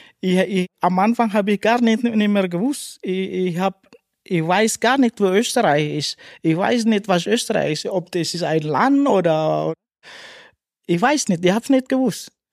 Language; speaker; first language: German; non-native, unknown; Indonesian